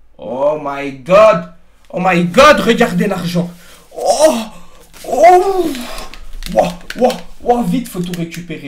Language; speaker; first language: French; native; French